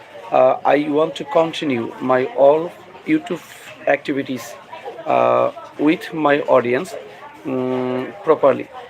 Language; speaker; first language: English; non-native, local second language; Bangla